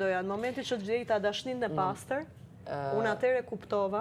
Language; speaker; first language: Albanian; native; Albanian